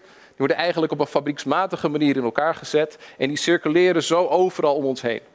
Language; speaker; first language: Dutch; early bilingual, other home language; English